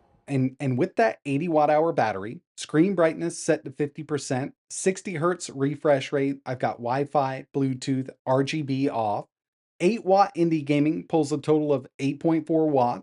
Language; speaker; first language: English; native; English